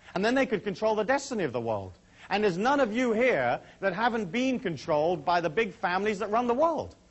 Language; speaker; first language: English; native; English